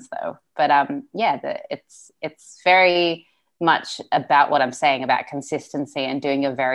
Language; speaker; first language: English; non-native, local second language; Russian